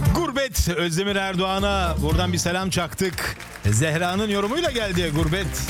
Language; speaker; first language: Turkish; early bilingual, heritage; Turkish